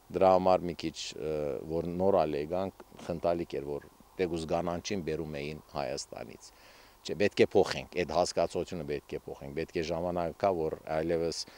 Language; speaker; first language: Armenian; early bilingual, heritage; Armenian